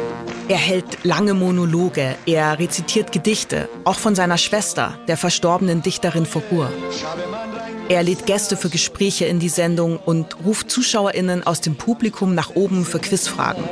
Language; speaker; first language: German; native; German